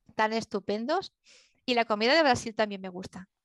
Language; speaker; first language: Spanish; native; Spanish